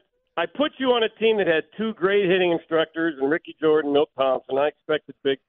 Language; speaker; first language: English; native; English